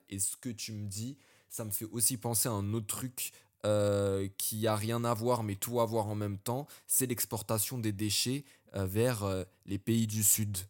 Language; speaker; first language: French; early bilingual, other home language; Arabic